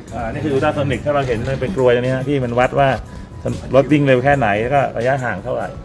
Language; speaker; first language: Thai; native; Thai